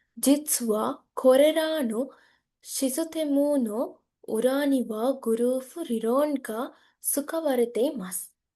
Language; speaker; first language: Japanese; non-native, learner; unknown